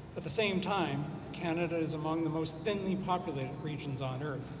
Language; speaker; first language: English; native; English